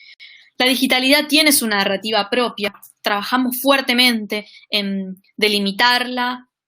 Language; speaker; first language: Spanish; native; Spanish